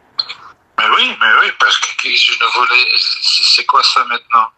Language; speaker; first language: French; non-native, learner; Dutch